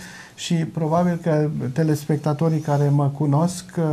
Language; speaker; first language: Romanian; non-native, local second language; German